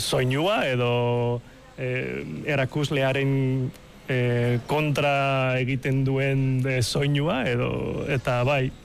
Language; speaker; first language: Basque; non-native, fluent; Cantonese